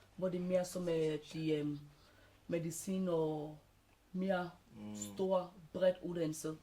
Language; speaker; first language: Danish; early bilingual, other home language; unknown